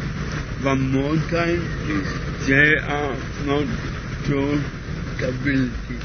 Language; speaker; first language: English; non-native, learner; German